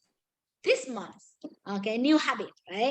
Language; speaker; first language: English; non-native, learner; Vietnamese